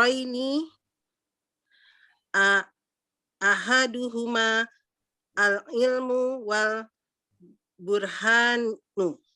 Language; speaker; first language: Arabic; non-native, learner; Indonesian